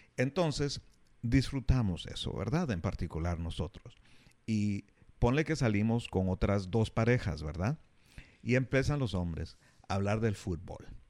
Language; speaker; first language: Spanish; native; Spanish